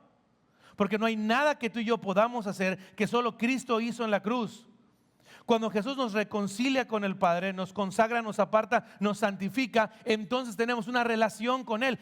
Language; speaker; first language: Spanish; native; Spanish